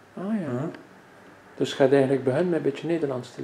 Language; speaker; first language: Dutch; native; Dutch